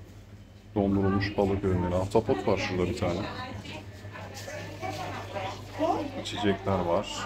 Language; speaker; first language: Turkish; native; Turkish